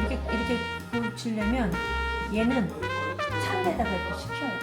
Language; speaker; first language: Korean; native; Korean